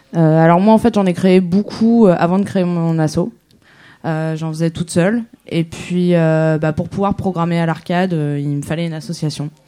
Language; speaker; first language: French; native; French